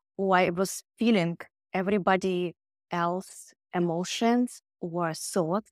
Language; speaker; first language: English; non-native, fluent; Russian